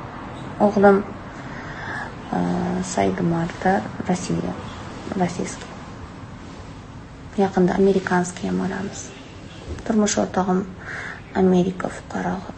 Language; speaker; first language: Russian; non-native, learner; Uzbek